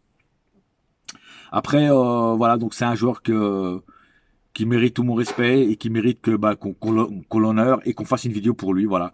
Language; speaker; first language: French; native; French